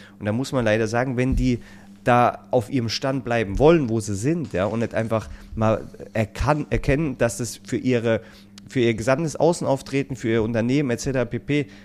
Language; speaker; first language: German; native; German